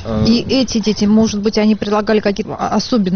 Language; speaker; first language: Russian; native; Russian